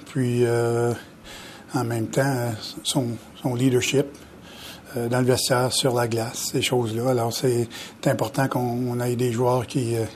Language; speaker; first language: French; native; French